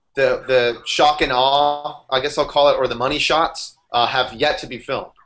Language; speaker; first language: English; native; English